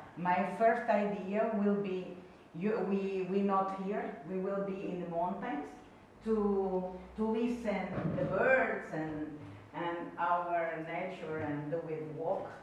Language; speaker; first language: English; non-native, learner; Portuguese